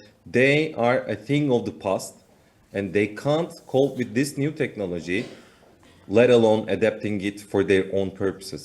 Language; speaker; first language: English; non-native, fluent; Turkish